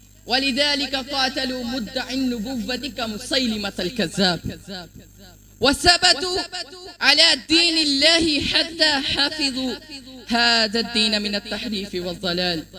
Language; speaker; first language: Arabic; non-native, learner; Urdu